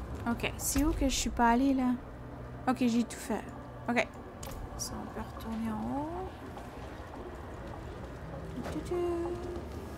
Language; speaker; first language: French; native; French